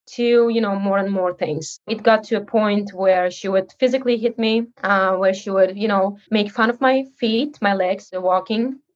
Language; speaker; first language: English; early bilingual, other home language; Uzbek